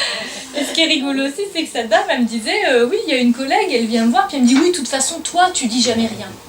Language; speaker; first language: French; native; French